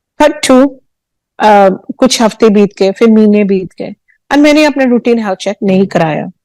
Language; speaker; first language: Hindi; early bilingual, heritage; Hindi